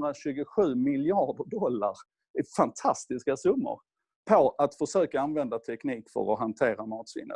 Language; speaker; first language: Swedish; native; Swedish